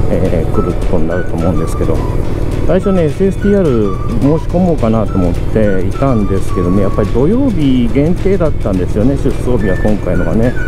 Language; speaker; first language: Japanese; native; Japanese